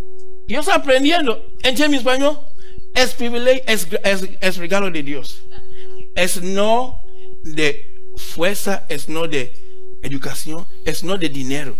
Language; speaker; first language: Spanish; non-native, learner; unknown